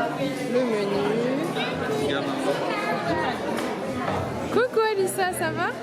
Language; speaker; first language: French; native; French